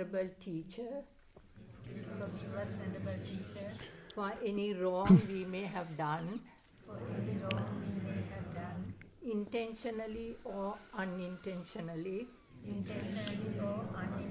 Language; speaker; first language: English; non-native, local second language; Sinhala